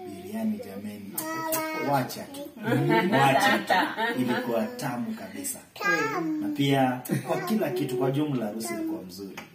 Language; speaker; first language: Swahili; non-native, fluent; Kamba